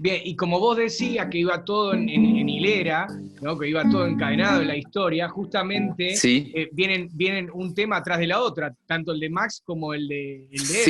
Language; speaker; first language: Spanish; native; Spanish